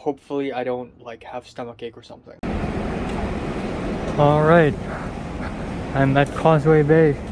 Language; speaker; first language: English; non-native, local second language; Cantonese